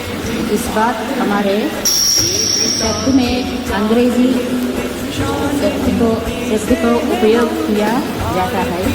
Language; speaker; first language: Hindi; non-native, local second language; Telugu